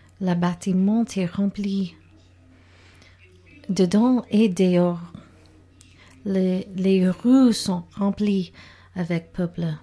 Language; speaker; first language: French; non-native, learner; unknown